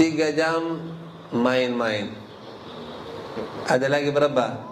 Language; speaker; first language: Indonesian; non-native, learner; Arabic